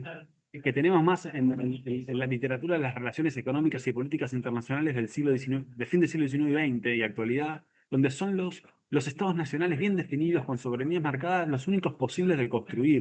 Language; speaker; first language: Spanish; native; Spanish